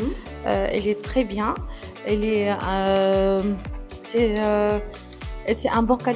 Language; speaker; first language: French; non-native, learner; Arabic